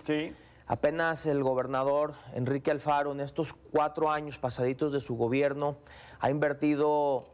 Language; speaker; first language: Spanish; native; Spanish